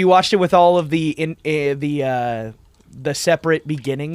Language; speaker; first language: English; native; English